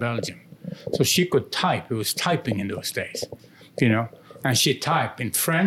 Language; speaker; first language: English; non-native, fluent; Swedish